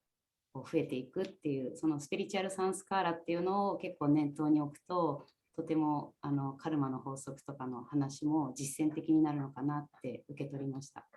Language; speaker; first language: Japanese; native; Japanese